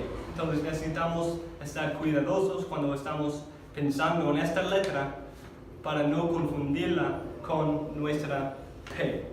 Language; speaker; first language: Spanish; non-native, fluent; English